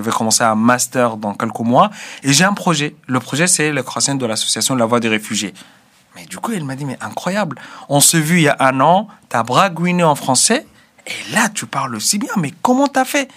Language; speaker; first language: French; non-native, fluent; Arabic